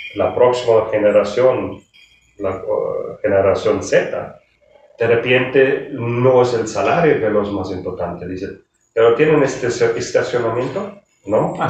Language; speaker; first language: Spanish; non-native, fluent; German